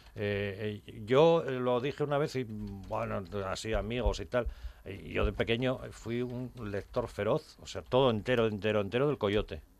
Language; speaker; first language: Spanish; native; Spanish